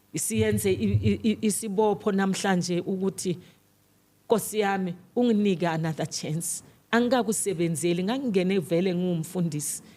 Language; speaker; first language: Zulu; non-native, local second language; Tsonga